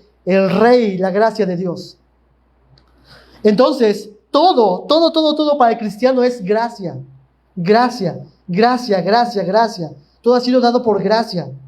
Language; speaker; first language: Spanish; native; Spanish